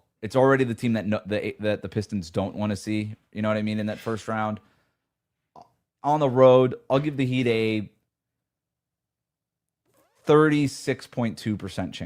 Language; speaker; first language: English; native; English